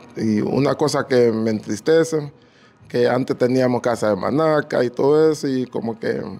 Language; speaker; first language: Spanish; native; Spanish